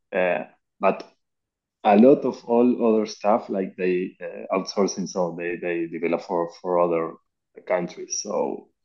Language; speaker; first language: English; non-native, learner; Spanish